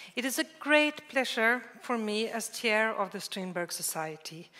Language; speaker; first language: English; non-native, fluent; Swedish